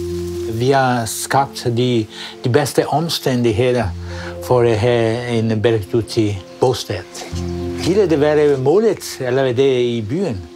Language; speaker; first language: Danish; non-native, fluent; Italian